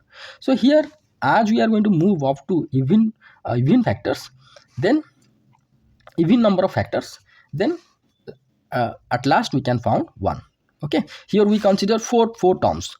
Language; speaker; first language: English; non-native, local second language; Odia